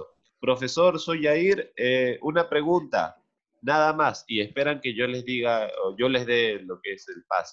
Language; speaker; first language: Spanish; native; Spanish